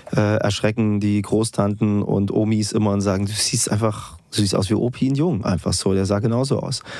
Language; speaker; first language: German; non-native, fluent; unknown